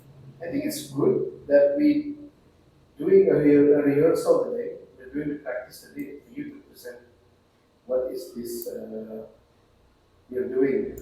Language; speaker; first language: English; non-native, fluent; Indonesian